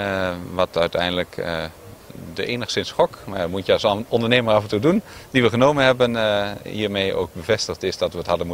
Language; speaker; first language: Dutch; native; Dutch